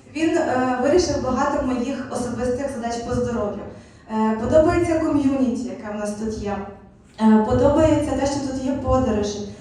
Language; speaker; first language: Ukrainian; native; Ukrainian